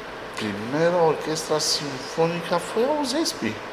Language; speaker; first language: Portuguese; non-native, fluent; Romanian